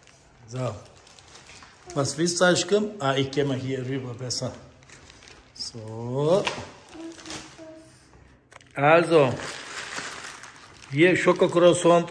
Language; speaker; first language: German; non-native, learner; Turkish